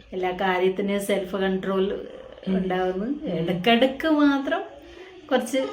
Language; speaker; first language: Malayalam; non-native, fluent; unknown